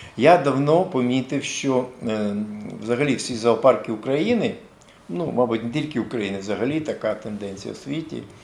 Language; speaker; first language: Ukrainian; native; Ukrainian